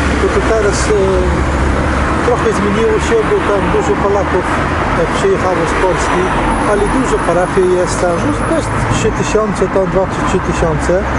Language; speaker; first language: Polish; early bilingual, heritage; Polish